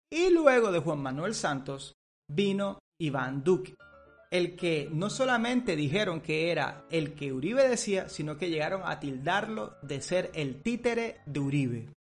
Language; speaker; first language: Spanish; native; Spanish